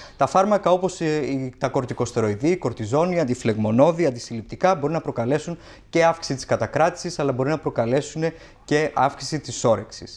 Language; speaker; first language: Greek; native; Greek